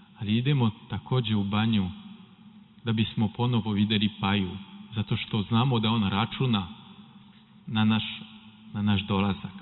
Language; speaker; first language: Serbian; non-native, fluent; French